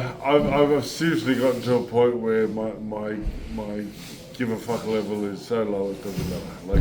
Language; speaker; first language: English; native; English